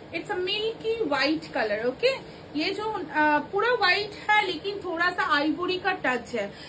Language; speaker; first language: Hindi; non-native, local second language; Bangla